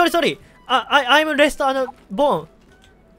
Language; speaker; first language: English; non-native, learner; Japanese